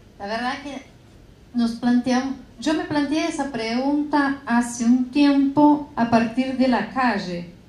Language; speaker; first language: Spanish; non-native, fluent; Portuguese